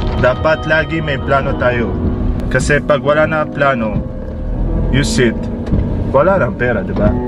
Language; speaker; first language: Filipino; non-native, learner; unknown